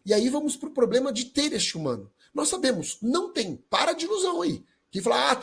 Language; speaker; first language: Portuguese; native; Portuguese